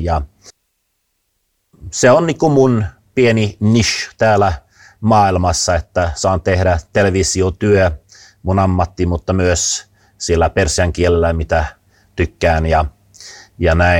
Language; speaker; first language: Finnish; non-native, fluent; Swedish